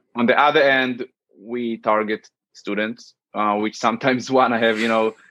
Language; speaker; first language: English; non-native, fluent; Hebrew